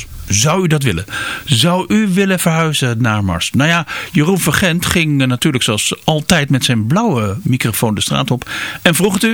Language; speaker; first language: Dutch; native; Dutch